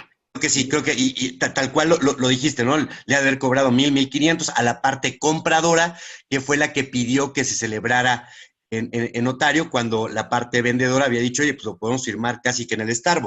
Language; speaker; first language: Spanish; native; Spanish